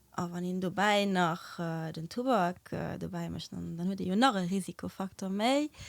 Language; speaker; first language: Luxembourgish; early bilingual, other home language; Portuguese